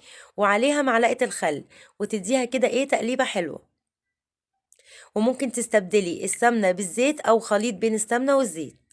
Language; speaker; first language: Arabic; native; Arabic